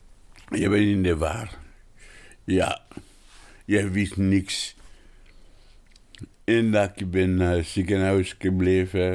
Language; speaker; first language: Dutch; non-native, learner; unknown